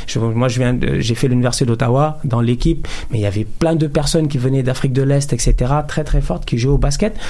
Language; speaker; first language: French; non-native, local second language; Wolof